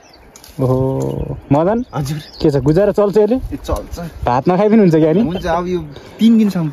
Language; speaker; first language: Nepali; native; Nepali